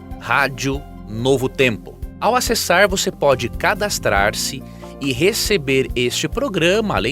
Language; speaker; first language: Portuguese; native; Portuguese